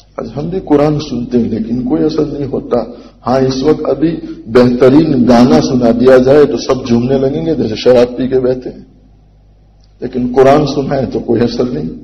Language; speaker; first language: Urdu; non-native, local second language; Gujarati